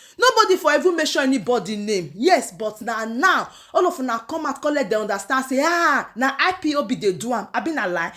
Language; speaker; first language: Nigerian Pidgin; non-native, local second language; Igbo